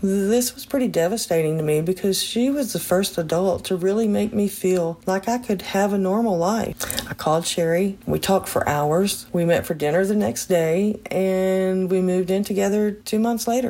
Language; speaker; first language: English; native; English